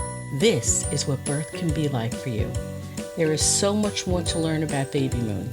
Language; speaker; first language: English; native; English